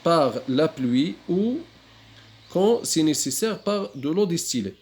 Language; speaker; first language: French; non-native, local second language; Arabic